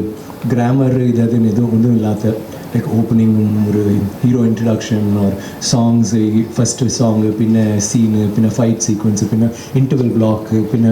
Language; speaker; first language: Malayalam; non-native, local second language; Tamil